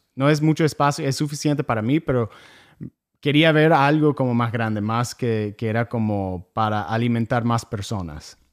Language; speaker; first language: Spanish; non-native, fluent; English